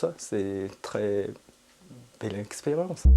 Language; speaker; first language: French; non-native, fluent; Japanese